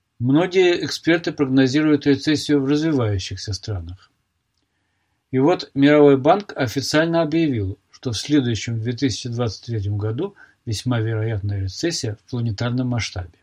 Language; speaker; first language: Russian; native; Russian